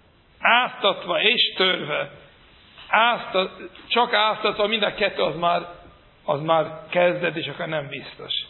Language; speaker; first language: Hungarian; non-native, fluent; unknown